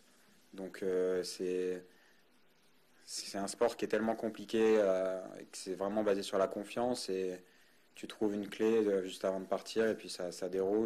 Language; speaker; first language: French; native; French